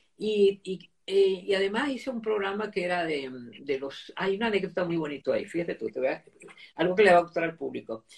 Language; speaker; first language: Spanish; early bilingual, other home language; Italian